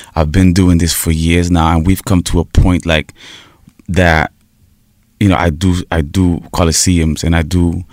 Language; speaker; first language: English; early bilingual, heritage; Portuguese